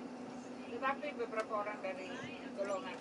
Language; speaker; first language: Indonesian; native; Indonesian